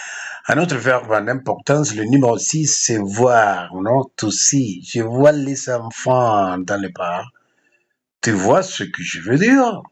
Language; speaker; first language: French; non-native, fluent; Spanish